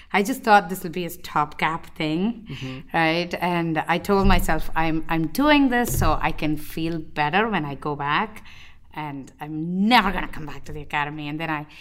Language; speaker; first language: English; non-native, local second language; Tamil